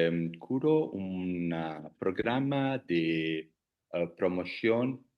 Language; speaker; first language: Spanish; non-native, learner; Italian